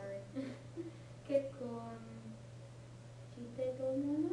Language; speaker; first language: Japanese; non-native, learner; English